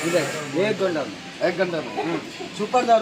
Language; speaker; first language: Hindi; non-native, learner; Bangla